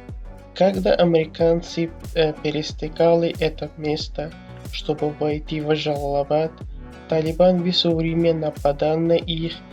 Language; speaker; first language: Russian; non-native, learner; Pashto